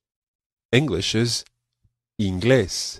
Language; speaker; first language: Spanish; non-native, fluent; English